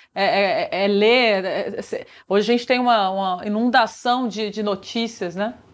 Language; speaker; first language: Portuguese; native; Portuguese